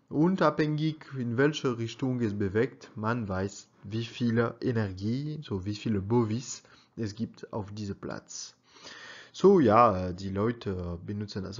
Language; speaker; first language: German; non-native, learner; French